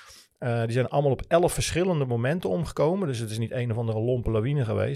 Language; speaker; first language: Dutch; native; Dutch